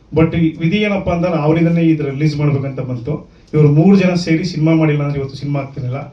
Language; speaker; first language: Kannada; native; Kannada